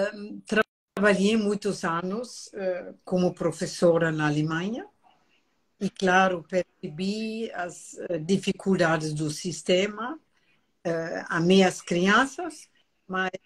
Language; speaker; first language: Portuguese; non-native, fluent; German